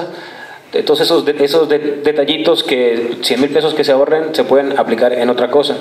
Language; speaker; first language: Spanish; native; Spanish